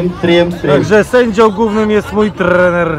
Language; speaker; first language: Polish; native; Polish